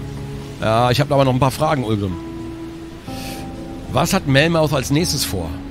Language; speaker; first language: German; native; German